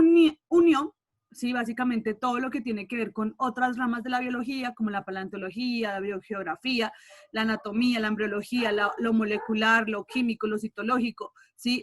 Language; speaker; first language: Spanish; native; Spanish